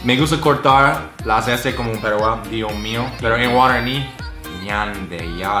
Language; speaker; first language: Spanish; non-native, fluent; English